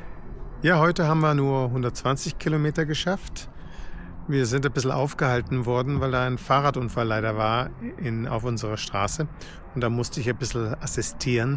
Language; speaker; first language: German; native; German